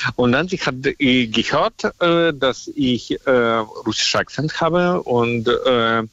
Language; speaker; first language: German; non-native, fluent; Russian